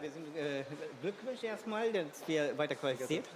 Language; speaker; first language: German; non-native, fluent; Japanese